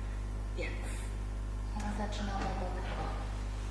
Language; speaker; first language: Polish; non-native, learner; Chinese